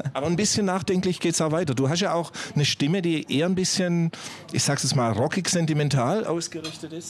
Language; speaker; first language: German; native; German